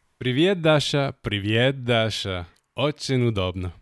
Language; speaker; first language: Russian; non-native, learner; German